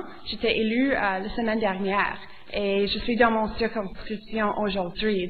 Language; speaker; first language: French; non-native, local second language; English